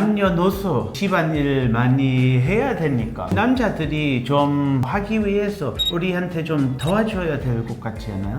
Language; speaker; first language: Korean; non-native, fluent; English